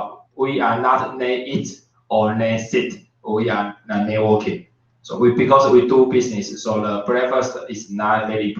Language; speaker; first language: English; non-native, learner; Chinese